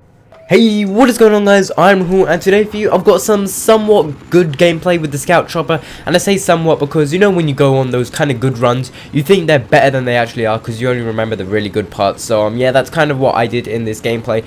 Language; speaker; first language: English; native; English